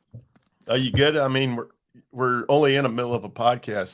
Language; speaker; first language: English; native; English